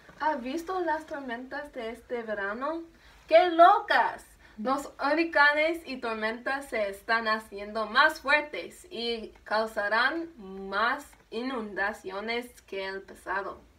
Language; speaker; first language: Spanish; non-native, learner; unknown